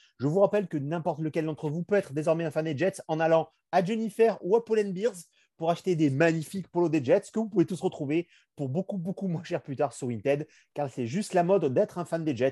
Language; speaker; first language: French; native; French